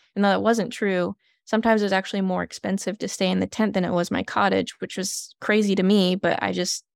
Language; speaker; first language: English; native; English